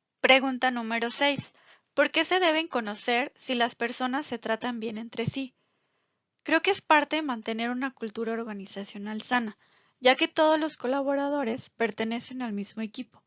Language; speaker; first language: Spanish; native; Spanish